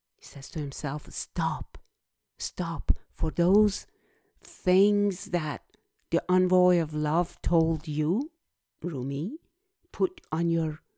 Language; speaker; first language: English; non-native, fluent; Persian